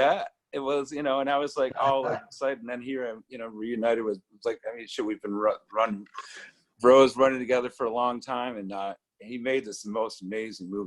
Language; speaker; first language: English; native; English